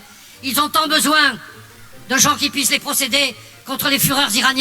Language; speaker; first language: French; native; French